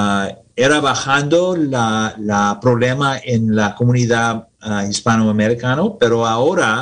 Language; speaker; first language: Spanish; non-native, learner; English